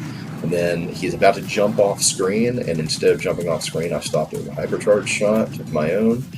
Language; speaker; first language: English; native; English